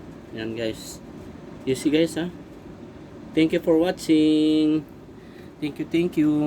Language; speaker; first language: English; non-native, learner; Filipino